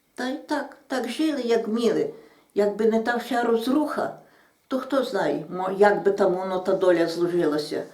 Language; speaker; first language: Ukrainian; native; Ukrainian